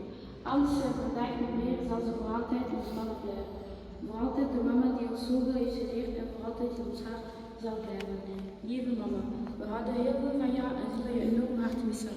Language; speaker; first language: Dutch; early bilingual, other home language; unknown